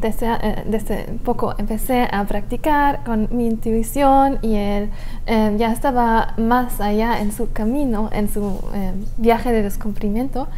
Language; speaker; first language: Spanish; non-native, fluent; German